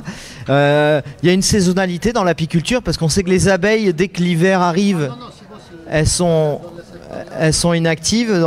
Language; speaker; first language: French; native; French